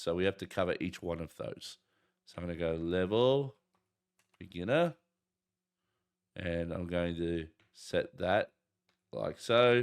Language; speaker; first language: English; native; English